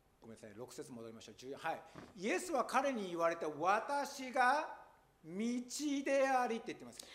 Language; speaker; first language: Japanese; native; Japanese